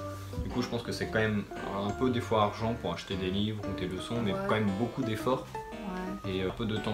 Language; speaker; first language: French; native; French